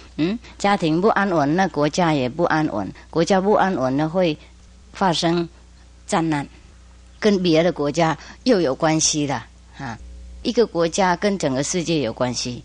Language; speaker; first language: Chinese; non-native, fluent; Vietnamese